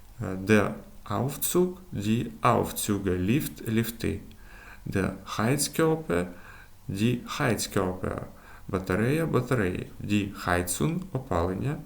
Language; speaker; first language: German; non-native, fluent; Ukrainian